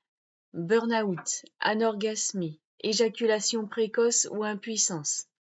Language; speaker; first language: French; native; French